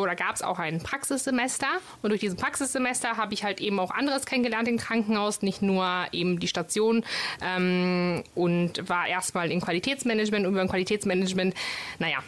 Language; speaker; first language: German; non-native, fluent; Italian